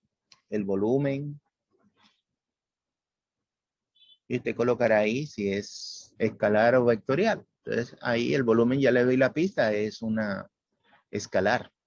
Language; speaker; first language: Spanish; native; Spanish